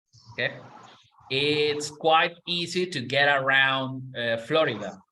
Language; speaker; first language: English; non-native, fluent; Spanish